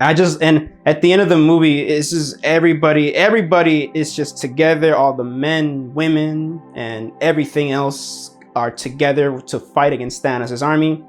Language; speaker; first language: English; native; English